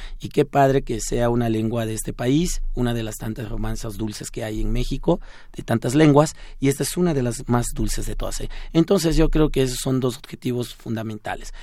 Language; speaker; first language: Spanish; non-native, local second language; Zapotec